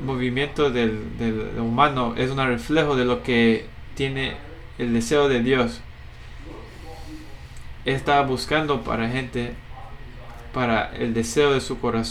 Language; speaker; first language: Spanish; non-native, fluent; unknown